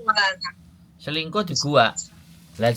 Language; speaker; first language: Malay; non-native, local second language; Javanese